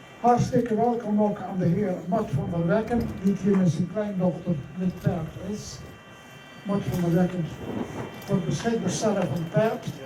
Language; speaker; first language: Dutch; native; Dutch